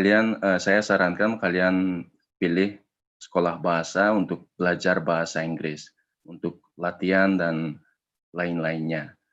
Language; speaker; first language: Indonesian; non-native, fluent; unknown